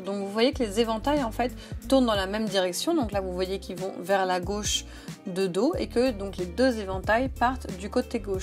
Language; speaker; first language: French; native; French